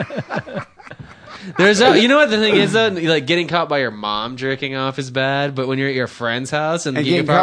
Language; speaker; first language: English; native; English